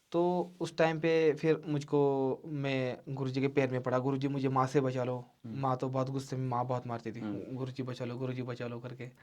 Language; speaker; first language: Hindi; non-native, local second language; Marathi